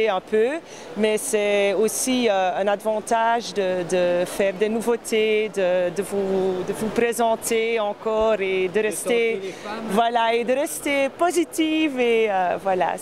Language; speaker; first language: French; non-native, fluent; Dutch